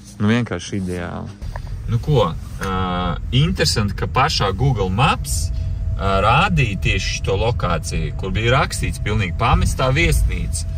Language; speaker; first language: Latvian; non-native, local second language; Russian